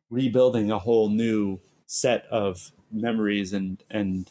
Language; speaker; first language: English; native; English